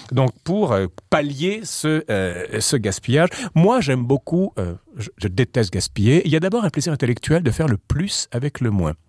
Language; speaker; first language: French; native; French